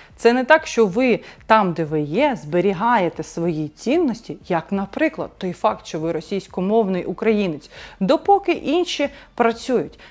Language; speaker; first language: Ukrainian; non-native, local second language; Russian